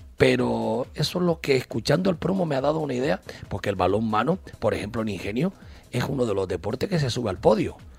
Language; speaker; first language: Spanish; native; Spanish